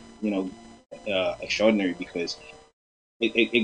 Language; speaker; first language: English; non-native, local second language; Akan